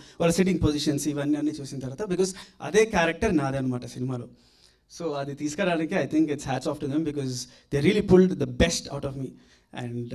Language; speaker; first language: Telugu; native; Telugu